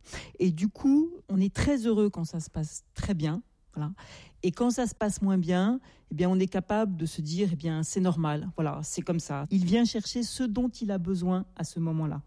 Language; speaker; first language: French; native; French